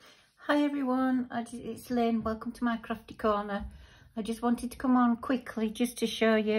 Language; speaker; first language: English; native; English